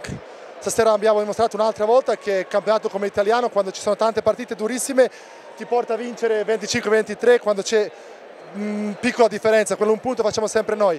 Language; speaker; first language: Italian; non-native, fluent; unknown